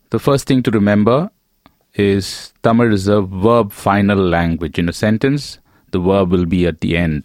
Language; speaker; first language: English; non-native, local second language; Tamil